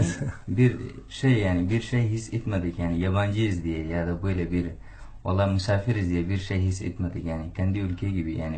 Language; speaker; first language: Turkish; non-native, fluent; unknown